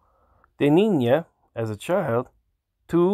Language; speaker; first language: Spanish; non-native, learner; English